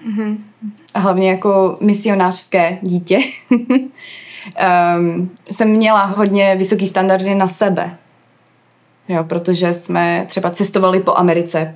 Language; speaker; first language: Czech; early bilingual, other home language; English